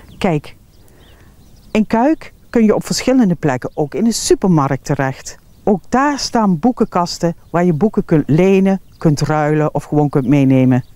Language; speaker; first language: Dutch; native; Dutch